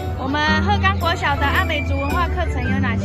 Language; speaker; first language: Chinese; native; Chinese